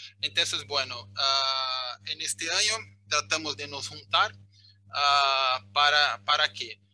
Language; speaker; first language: Spanish; non-native, fluent; Portuguese